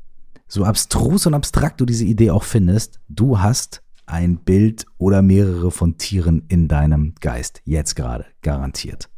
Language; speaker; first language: German; native; German